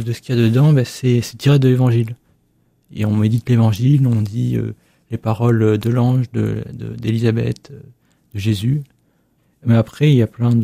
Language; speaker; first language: French; native; French